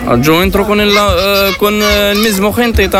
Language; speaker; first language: Spanish; non-native, learner; Arabic